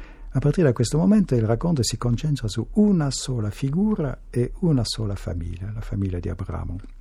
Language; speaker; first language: Italian; non-native, fluent; French